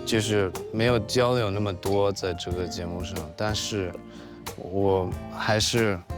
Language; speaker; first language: Chinese; non-native, learner; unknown